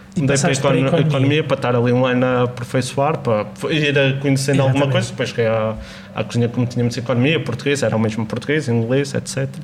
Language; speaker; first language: Portuguese; native; Portuguese